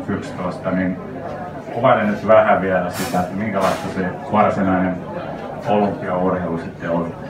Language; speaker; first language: Finnish; native; Finnish